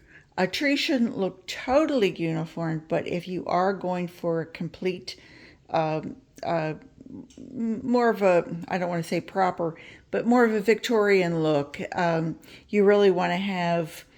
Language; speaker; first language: English; native; English